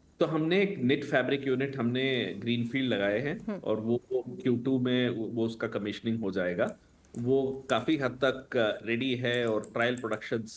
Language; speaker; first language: Hindi; non-native, local second language; Tamil